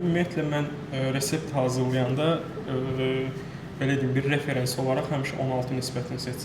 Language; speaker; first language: Azerbaijani; native; Azerbaijani